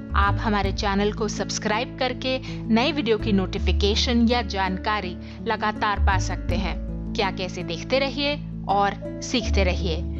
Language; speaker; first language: Hindi; native; Hindi